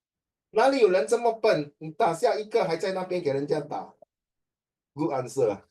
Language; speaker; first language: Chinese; native; Chinese